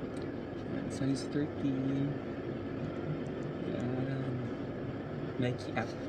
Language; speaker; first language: Filipino; native; Filipino